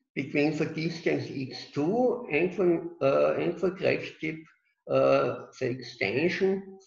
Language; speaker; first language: English; non-native, fluent; German